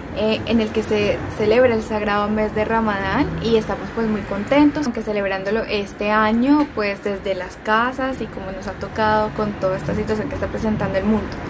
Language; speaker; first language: Spanish; native; Spanish